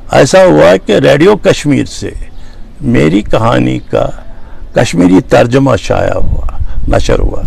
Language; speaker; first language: Urdu; non-native, local second language; Kashmiri